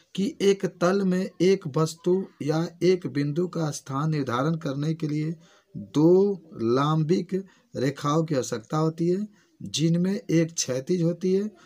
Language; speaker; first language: Hindi; native; Hindi